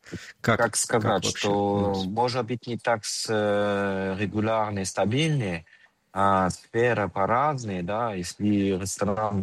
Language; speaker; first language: Russian; non-native, fluent; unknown